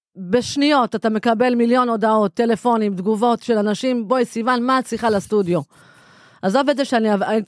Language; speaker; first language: Hebrew; native; Hebrew